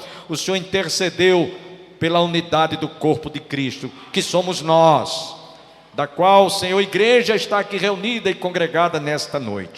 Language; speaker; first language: Portuguese; native; Portuguese